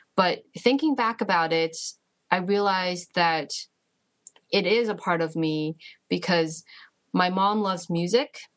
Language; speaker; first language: English; early bilingual, other home language; Chinese